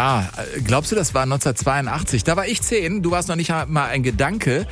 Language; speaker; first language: German; native; German